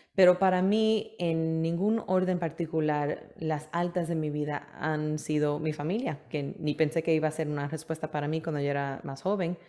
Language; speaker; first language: Spanish; early bilingual, heritage; Spanish